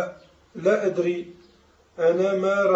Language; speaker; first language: Arabic; non-native, learner; French